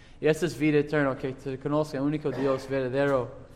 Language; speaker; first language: Spanish; non-native, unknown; English